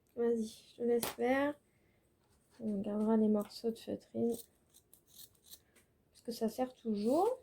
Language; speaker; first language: French; native; French